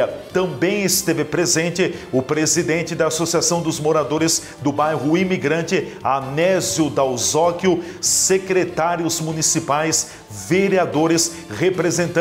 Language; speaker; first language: Portuguese; native; Portuguese